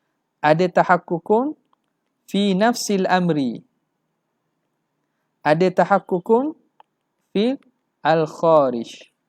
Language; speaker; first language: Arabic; non-native, learner; Malay